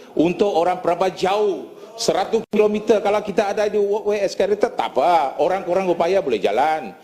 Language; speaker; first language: Malay; native; Malay